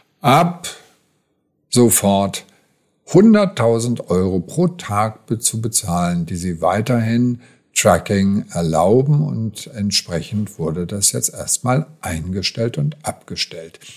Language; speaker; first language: German; native; German